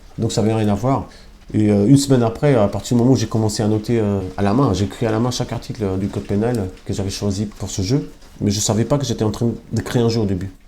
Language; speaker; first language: French; non-native, fluent; Albanian